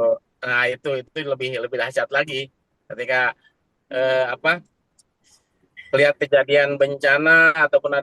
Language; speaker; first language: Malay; non-native, local second language; Sundanese